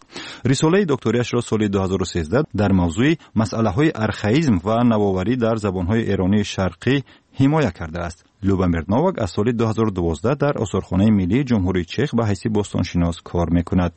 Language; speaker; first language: Tajik; native; Tajik